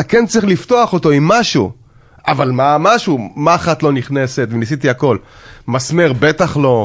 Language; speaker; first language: Hebrew; native; Hebrew